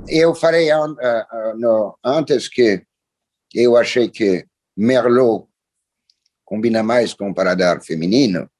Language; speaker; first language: Portuguese; non-native, fluent; French